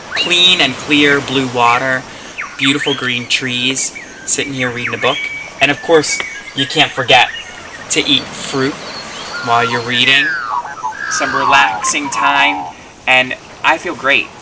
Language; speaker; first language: English; native; English